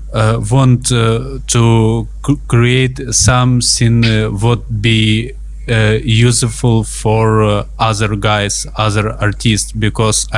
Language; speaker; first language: English; non-native, learner; Russian